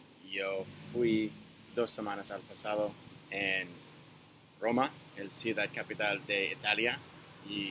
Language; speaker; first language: Spanish; non-native, learner; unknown